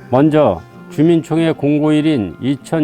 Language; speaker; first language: Korean; native; Korean